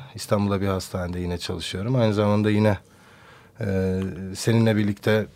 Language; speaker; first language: Turkish; non-native, local second language; Kurdish